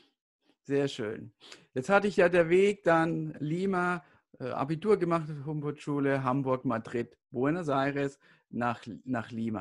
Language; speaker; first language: German; native; German